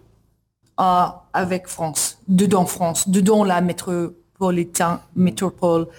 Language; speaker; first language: French; non-native, learner; English